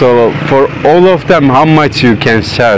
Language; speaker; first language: English; non-native, learner; Turkish